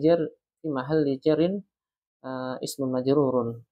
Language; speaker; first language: Arabic; non-native, learner; Indonesian